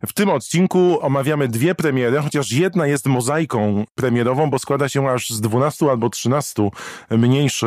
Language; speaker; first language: Polish; native; Polish